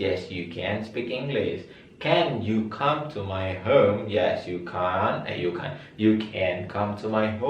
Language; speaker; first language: English; non-native, learner; Indonesian